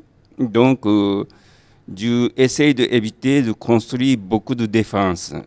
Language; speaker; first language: French; non-native, learner; Japanese